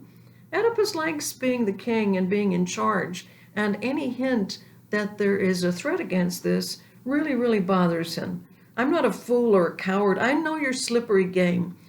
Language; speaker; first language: English; native; English